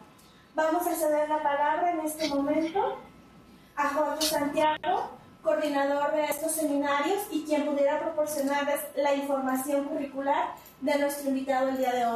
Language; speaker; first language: Spanish; native; Spanish